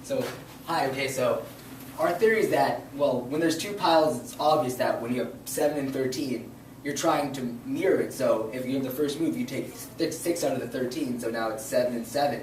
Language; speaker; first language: English; native; English